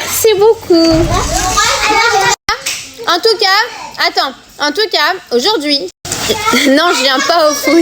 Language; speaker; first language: French; native; French